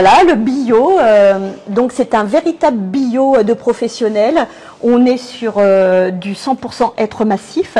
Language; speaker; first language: French; native; French